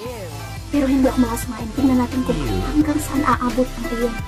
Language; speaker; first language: Filipino; non-native, local second language; Cebuano